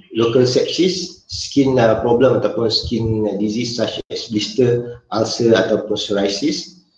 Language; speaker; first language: English; non-native, local second language; Malay